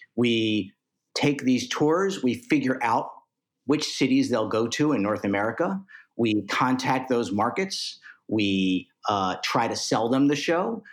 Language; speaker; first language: English; native; English